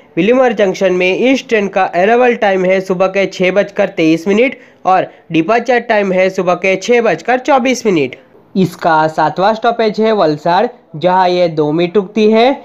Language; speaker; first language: Hindi; non-native, local second language; Gujarati